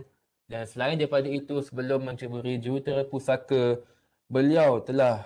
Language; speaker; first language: Malay; native; Malay